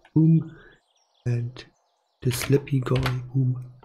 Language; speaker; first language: English; non-native, fluent; German